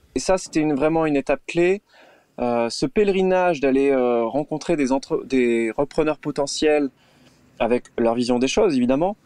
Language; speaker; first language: French; native; French